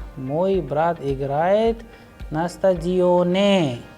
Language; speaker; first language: Russian; non-native, fluent; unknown